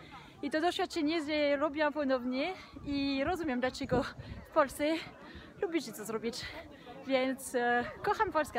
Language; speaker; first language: Polish; non-native, learner; French